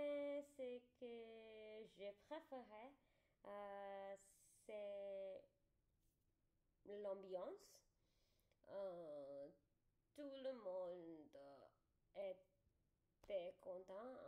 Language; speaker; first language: French; non-native, learner; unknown